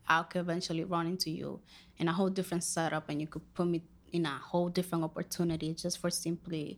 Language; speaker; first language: English; non-native, fluent; Spanish